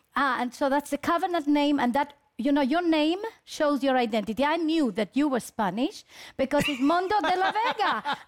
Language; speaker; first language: English; early bilingual, other home language; Spanish